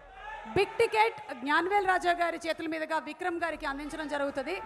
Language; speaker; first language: Telugu; native; Telugu